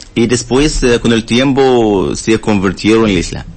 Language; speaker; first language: Spanish; non-native, learner; Arabic